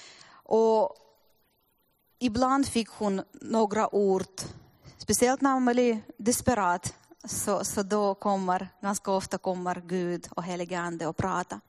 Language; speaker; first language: Swedish; non-native, fluent; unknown